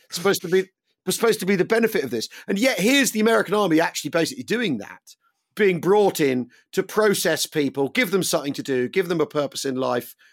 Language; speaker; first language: English; native; English